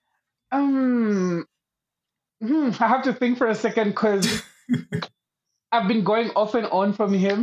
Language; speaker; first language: English; non-native, local second language; Swahili